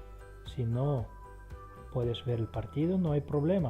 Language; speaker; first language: Spanish; non-native, fluent; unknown